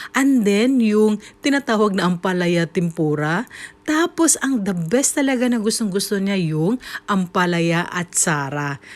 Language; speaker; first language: Filipino; native; Filipino